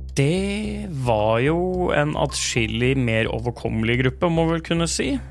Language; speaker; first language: Norwegian; native; Norwegian